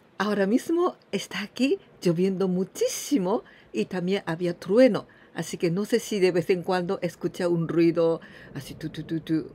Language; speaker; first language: Spanish; non-native, fluent; Japanese